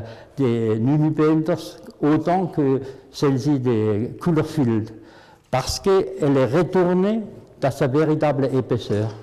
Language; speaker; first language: French; non-native, fluent; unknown